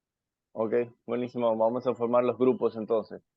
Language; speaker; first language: Spanish; non-native, fluent; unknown